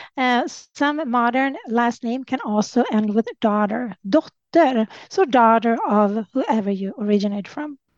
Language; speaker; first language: English; non-native, fluent; Swedish